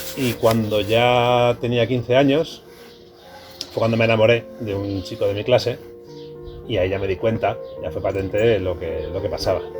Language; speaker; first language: Spanish; native; Spanish